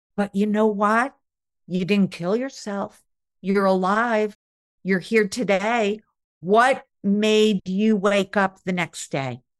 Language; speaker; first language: English; native; English